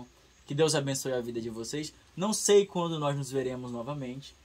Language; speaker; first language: Portuguese; native; Portuguese